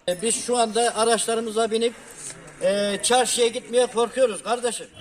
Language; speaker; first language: Turkish; native; Turkish